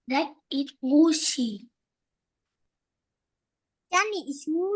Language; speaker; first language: English; non-native, learner; Vietnamese